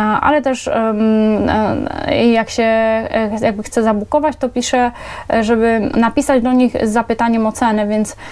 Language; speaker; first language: Polish; native; Polish